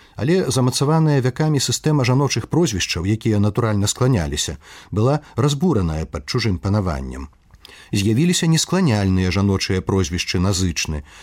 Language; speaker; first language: Belarusian; native; Belarusian